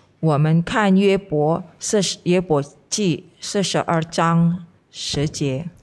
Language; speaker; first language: Chinese; non-native, fluent; Indonesian